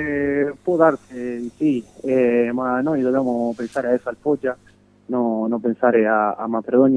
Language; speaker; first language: Italian; non-native, fluent; Spanish